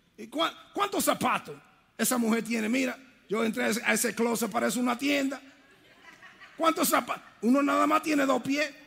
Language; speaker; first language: Spanish; early bilingual, heritage; Spanish